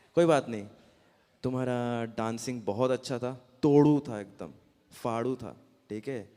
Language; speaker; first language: Hindi; non-native, local second language; Bangla